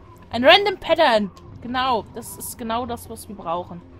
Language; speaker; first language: German; native; German